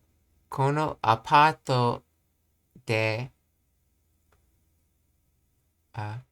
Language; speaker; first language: Japanese; non-native, learner; English